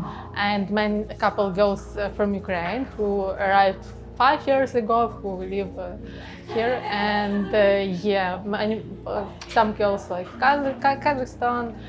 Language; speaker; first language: English; non-native, learner; Ukrainian